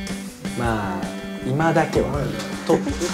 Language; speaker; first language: Japanese; native; Japanese